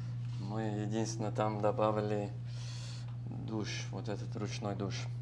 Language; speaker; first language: Russian; non-native, learner; English